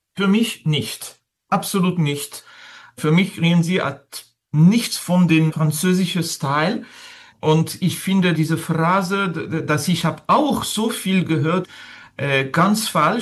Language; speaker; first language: German; non-native, learner; French